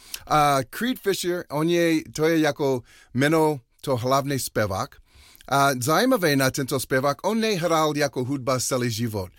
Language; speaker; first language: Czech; non-native, learner; English